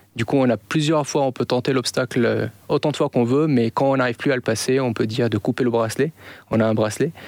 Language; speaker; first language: French; non-native, local second language; Arabic